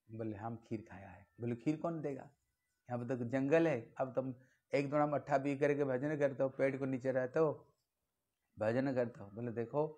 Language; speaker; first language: Hindi; non-native, local second language; Bangla